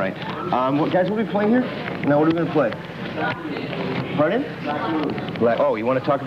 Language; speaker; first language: English; native; English